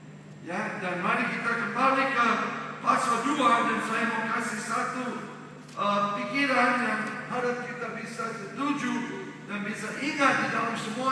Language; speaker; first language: Indonesian; non-native, fluent; English